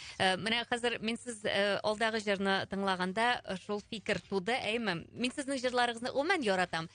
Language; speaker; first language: Tatar; native; Tatar